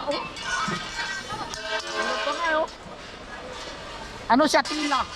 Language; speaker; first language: Filipino; native; Filipino